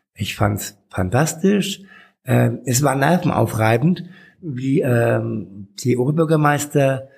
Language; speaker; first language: German; native; German